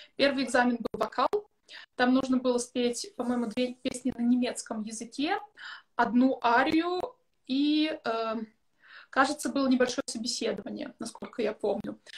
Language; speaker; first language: Russian; native; Russian